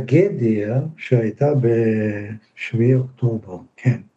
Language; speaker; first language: Hebrew; non-native, fluent; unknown